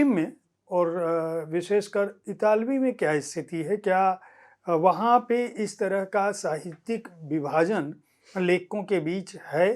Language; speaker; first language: Hindi; native; Hindi